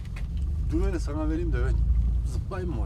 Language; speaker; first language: Turkish; native; Turkish